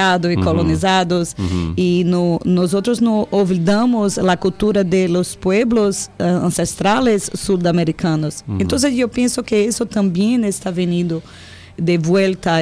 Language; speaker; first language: Spanish; non-native, learner; Portuguese